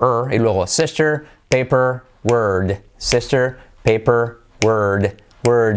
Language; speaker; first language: English; non-native, fluent; Spanish